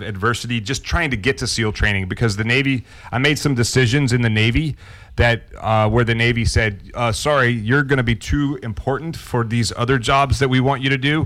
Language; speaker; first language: English; native; English